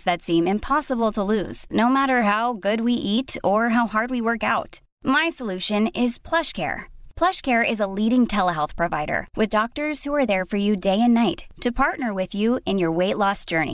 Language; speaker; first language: English; native; English